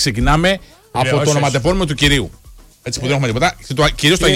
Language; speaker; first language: Greek; native; Greek